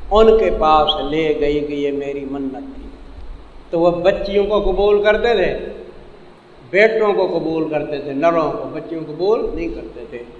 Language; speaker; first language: Urdu; non-native, local second language; Saraiki